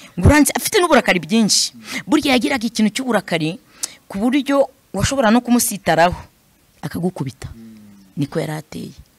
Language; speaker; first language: Kinyarwanda; non-native, fluent; Swahili